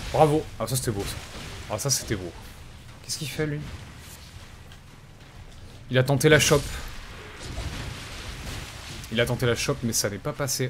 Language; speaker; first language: French; native; French